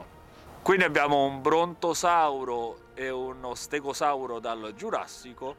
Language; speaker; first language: Italian; native; Italian